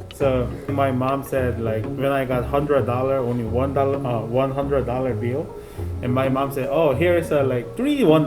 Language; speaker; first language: English; non-native, fluent; Korean